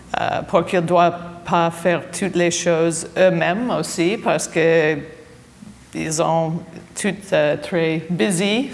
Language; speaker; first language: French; non-native, fluent; English